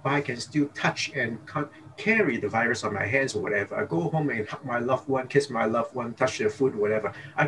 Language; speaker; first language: English; non-native, local second language; Cantonese